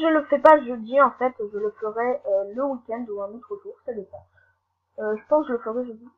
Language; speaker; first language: French; native; French